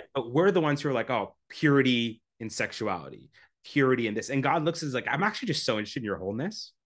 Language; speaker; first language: English; native; English